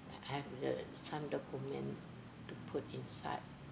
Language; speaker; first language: English; non-native, learner; Indonesian